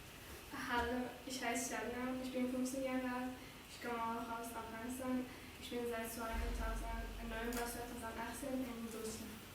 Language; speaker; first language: German; non-native, learner; Persian